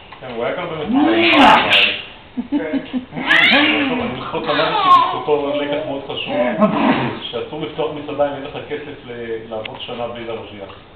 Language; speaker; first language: Hebrew; native; Hebrew